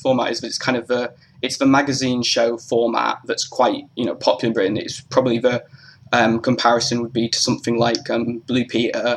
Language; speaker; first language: English; native; English